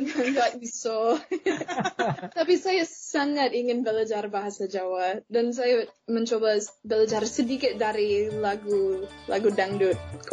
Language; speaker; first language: Indonesian; non-native, fluent; English